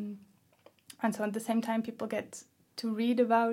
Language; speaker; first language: English; non-native, fluent; Spanish